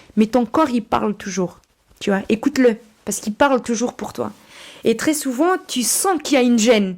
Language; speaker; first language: French; early bilingual, other home language; Portuguese